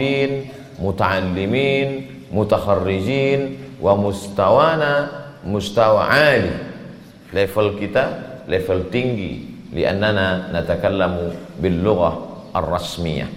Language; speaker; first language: Arabic; non-native, fluent; Indonesian